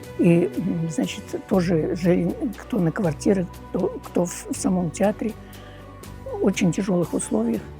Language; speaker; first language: Russian; non-native, local second language; Uyghur